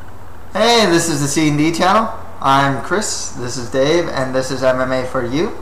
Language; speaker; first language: English; native; English